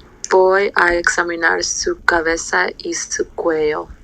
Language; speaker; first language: Spanish; non-native, learner; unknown